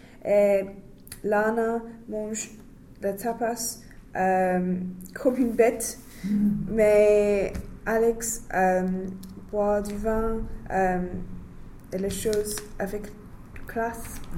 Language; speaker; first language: French; non-native, learner; English